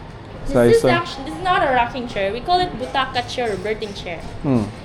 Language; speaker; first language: English; non-native, local second language; Filipino